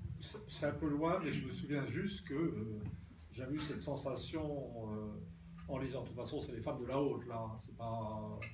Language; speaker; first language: French; native; French